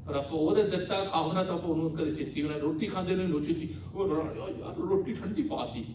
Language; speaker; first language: Punjabi; early bilingual, heritage; Punjabi